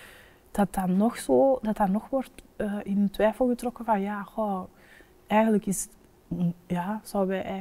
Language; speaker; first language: Dutch; early bilingual, other home language; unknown